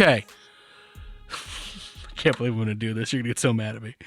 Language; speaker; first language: English; native; English